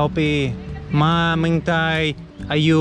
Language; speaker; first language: Thai; non-native, learner; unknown